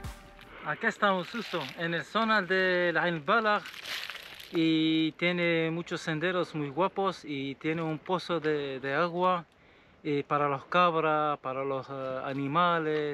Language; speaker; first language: Spanish; non-native, fluent; Arabic